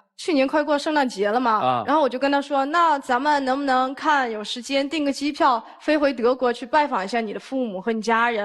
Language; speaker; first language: Chinese; native; Chinese